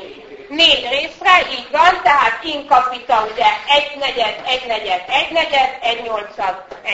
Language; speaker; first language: Hungarian; native; Hungarian